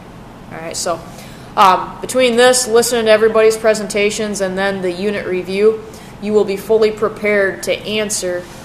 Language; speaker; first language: English; native; English